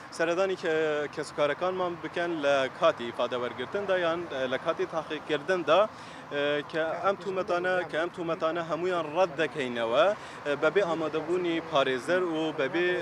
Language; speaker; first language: Central Kurdish; non-native, local second language; Kurdish